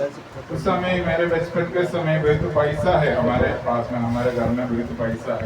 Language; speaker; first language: Hindi; non-native, local second language; Malayalam